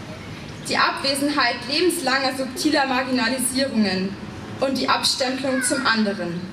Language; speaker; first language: German; native; German